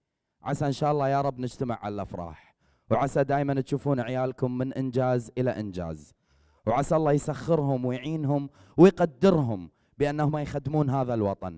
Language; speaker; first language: Arabic; native; Arabic